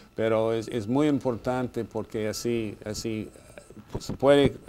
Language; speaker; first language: Spanish; non-native, fluent; English